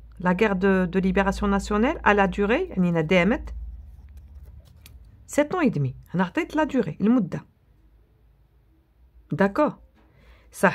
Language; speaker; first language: French; non-native, local second language; Arabic